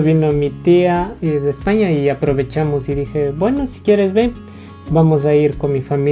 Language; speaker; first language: Spanish; native; Spanish